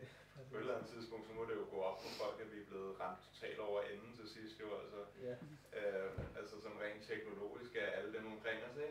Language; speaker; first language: Danish; native; Danish